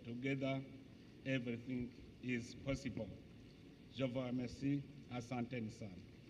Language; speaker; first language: French; non-native, local second language; Rundi